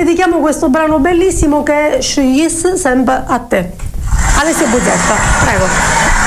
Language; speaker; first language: Italian; native; Italian